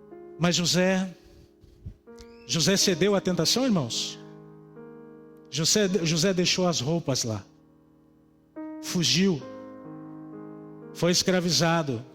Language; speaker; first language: Portuguese; native; Portuguese